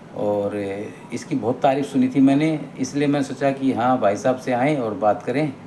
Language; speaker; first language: Hindi; native; Hindi